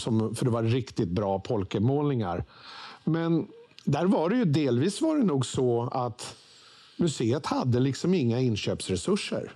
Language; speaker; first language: Swedish; native; Swedish